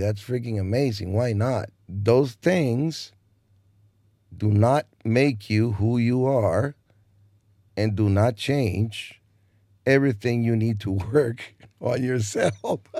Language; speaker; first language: English; non-native, fluent; Spanish